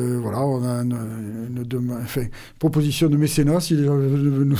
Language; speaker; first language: French; native; French